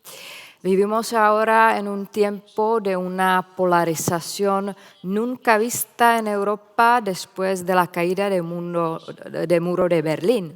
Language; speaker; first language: Spanish; non-native, fluent; Czech